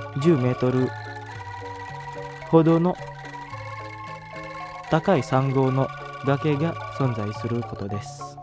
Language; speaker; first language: Japanese; non-native, fluent; Indonesian